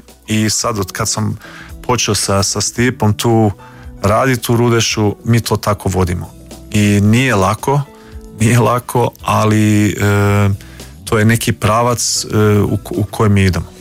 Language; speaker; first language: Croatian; early bilingual, heritage; Croatian